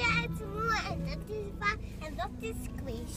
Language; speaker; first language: Danish; early bilingual, heritage; Danish